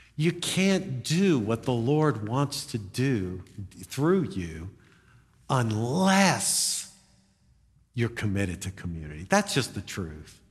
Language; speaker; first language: English; native; English